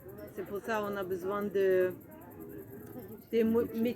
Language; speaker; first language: French; non-native, fluent; German